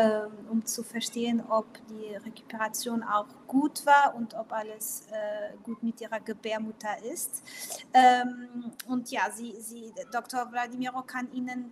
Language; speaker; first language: German; non-native, local second language; Portuguese